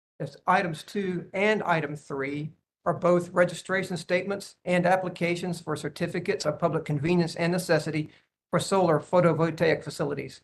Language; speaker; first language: English; native; English